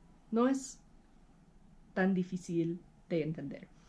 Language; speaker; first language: Spanish; non-native, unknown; English